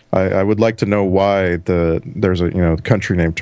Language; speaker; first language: English; native; English